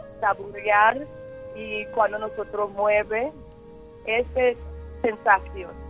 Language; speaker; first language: Spanish; non-native, learner; English